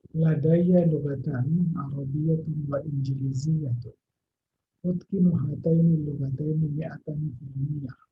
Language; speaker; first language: Arabic; non-native, fluent; Indonesian